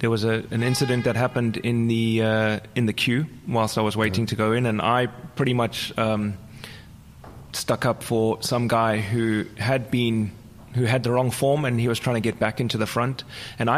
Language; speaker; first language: English; native; English